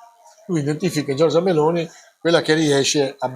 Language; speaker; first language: Italian; native; Italian